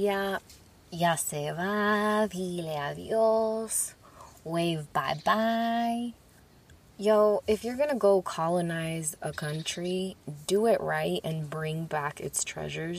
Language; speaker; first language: English; early bilingual, other home language; Spanish